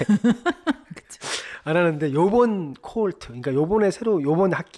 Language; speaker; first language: Korean; native; Korean